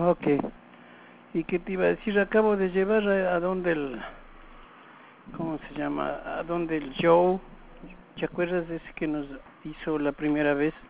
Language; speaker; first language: Spanish; native; Spanish